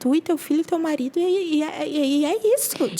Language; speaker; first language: Portuguese; native; Portuguese